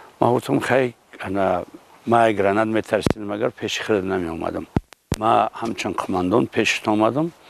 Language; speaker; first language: Tajik; native; Tajik